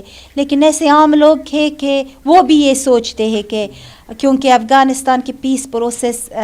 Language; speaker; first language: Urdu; non-native, fluent; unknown